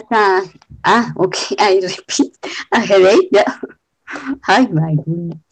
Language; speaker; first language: English; non-native, learner; Spanish